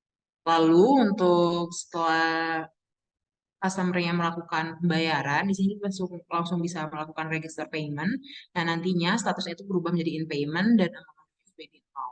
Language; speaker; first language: Indonesian; native; Indonesian